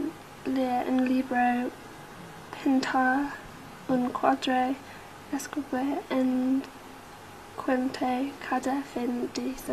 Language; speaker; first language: Spanish; non-native, learner; English